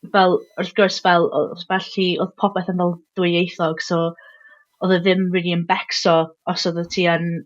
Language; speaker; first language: Welsh; non-native, local second language; English